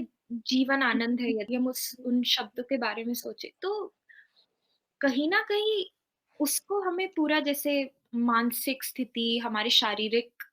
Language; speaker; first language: Hindi; native; Hindi